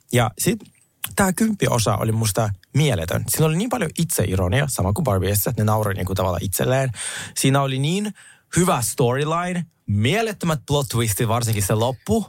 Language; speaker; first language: Finnish; non-native, fluent; Russian